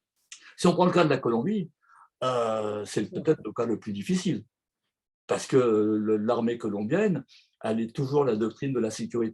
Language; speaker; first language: French; native; French